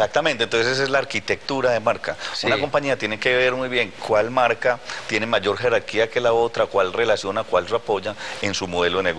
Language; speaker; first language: Spanish; native; Spanish